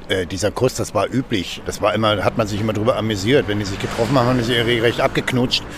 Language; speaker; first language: German; native; German